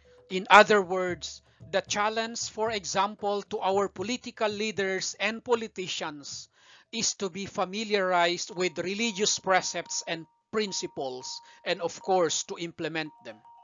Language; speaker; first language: English; non-native, local second language; Maguindanaon